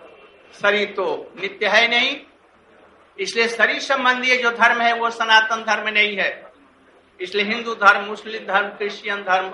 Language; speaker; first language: Hindi; native; Hindi